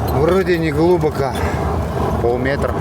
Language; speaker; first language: Russian; native; Russian